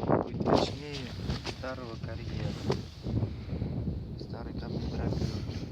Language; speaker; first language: Russian; native; Russian